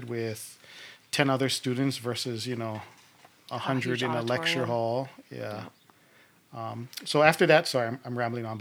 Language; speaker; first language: English; native; English